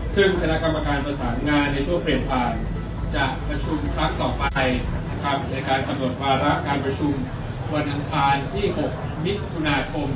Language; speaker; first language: Thai; native; Thai